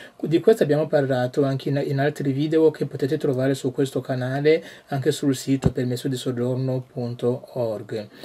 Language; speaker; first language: Italian; non-native, fluent; French